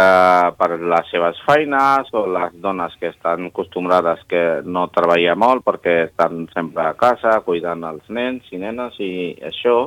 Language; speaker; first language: Catalan; non-native, learner; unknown